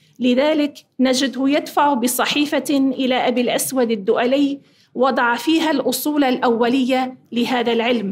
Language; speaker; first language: Arabic; native; Arabic